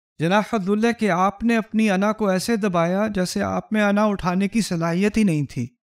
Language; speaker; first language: Urdu; native; Urdu